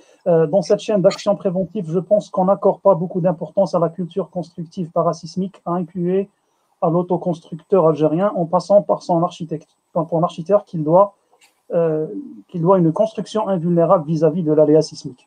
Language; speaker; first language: French; non-native, local second language; Arabic